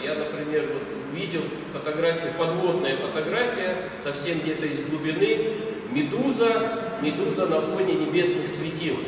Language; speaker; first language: Russian; native; Russian